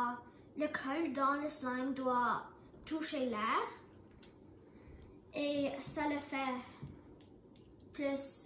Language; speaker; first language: French; non-native, local second language; English